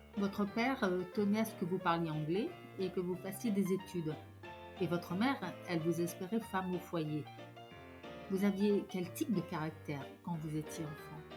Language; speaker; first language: French; native; French